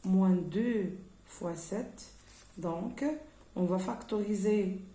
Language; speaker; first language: French; non-native, local second language; Arabic